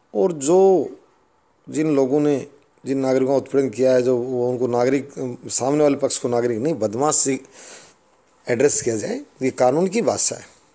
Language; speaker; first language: Hindi; native; Hindi